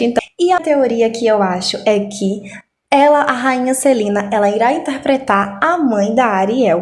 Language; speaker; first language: Portuguese; native; Portuguese